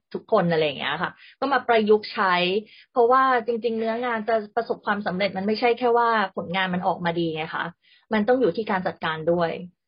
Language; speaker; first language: Thai; native; Thai